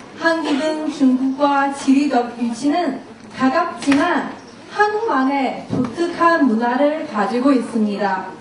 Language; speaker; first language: Korean; non-native, learner; Chinese